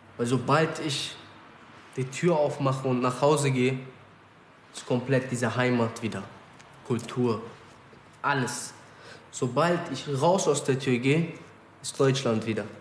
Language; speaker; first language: German; early bilingual, other home language; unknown